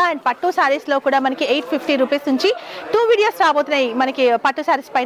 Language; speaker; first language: Telugu; native; Telugu